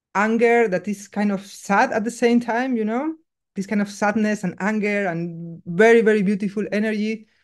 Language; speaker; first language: English; non-native, fluent; Spanish